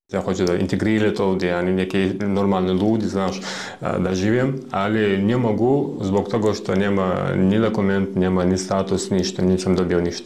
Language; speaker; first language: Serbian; non-native, learner; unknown